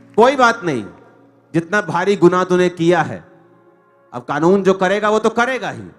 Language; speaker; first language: Hindi; non-native, local second language; Punjabi